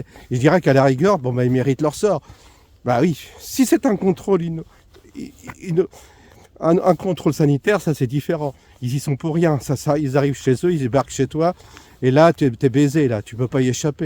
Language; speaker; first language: French; native; French